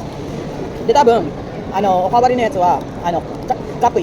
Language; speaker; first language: Japanese; non-native, fluent; Filipino